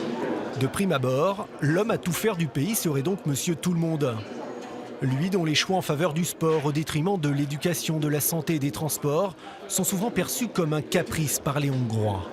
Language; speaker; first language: French; native; French